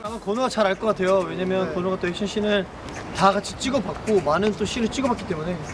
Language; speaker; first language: Korean; native; Korean